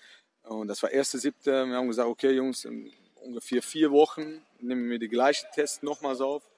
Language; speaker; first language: German; non-native, fluent; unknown